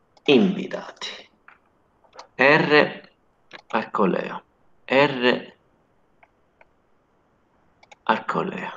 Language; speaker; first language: Italian; native; Italian